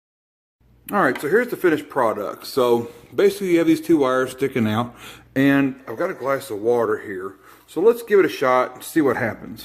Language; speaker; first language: English; native; English